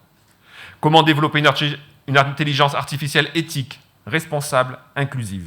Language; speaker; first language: French; native; French